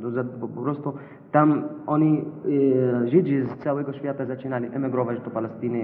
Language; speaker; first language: Polish; non-native, learner; Arabic